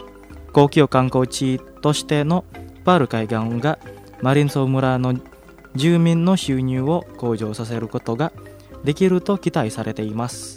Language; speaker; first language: Japanese; non-native, fluent; Indonesian